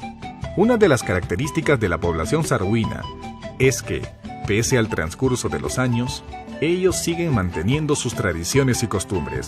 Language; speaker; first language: Spanish; native; Spanish